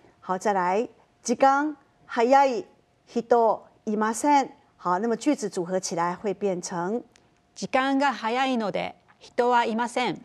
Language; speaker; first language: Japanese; non-native, fluent; Chinese